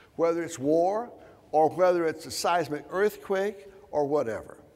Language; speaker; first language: English; native; English